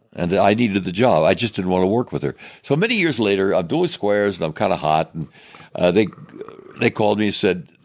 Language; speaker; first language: English; native; English